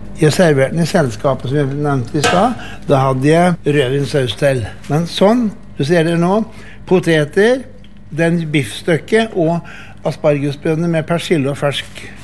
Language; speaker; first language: Norwegian; native; Norwegian